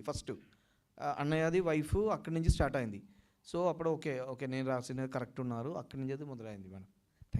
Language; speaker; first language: Telugu; non-native, local second language; Malayalam